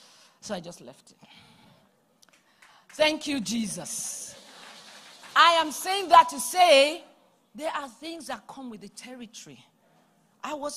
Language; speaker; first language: English; non-native, local second language; Yoruba